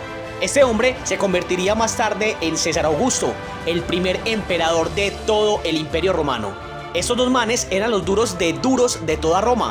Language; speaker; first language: Spanish; native; Spanish